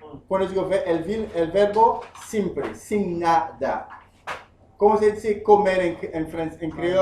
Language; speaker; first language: Spanish; non-native, fluent; Haitian Creole